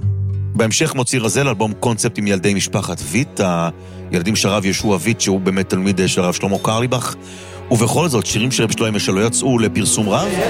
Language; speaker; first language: Hebrew; native; Hebrew